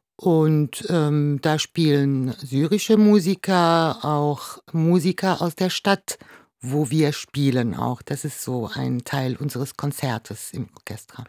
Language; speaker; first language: German; non-native, fluent; Arabic